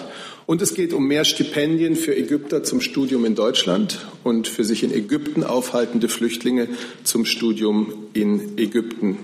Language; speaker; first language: German; native; German